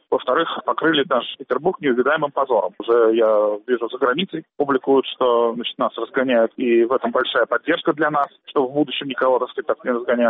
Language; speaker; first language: Russian; native; Russian